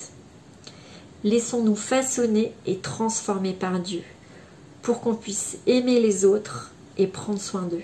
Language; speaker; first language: French; native; French